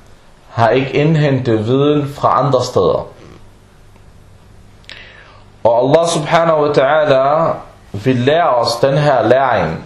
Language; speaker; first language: Danish; non-native, fluent; Arabic